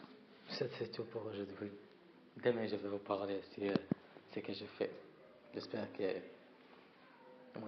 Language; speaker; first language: French; non-native, learner; Arabic